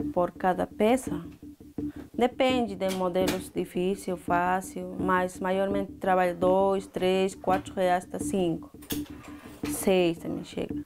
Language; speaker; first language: Portuguese; non-native, learner; Spanish